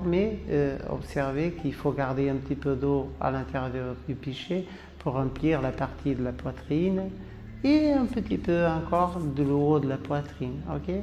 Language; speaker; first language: French; non-native, fluent; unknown